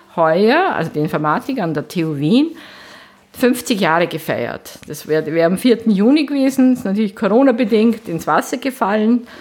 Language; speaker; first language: German; native; German